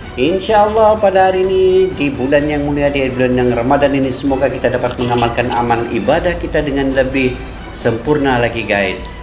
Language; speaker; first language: Malay; native; Malay